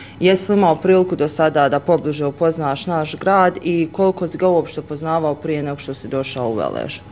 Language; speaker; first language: Croatian; native; Croatian